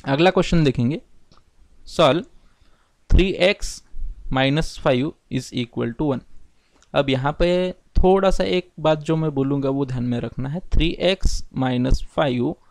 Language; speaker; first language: Hindi; non-native, local second language; Marathi